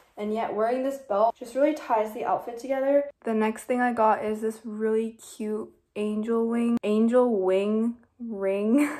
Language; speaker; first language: English; native; English